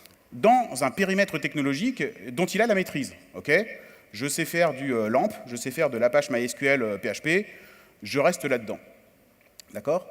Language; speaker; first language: French; native; French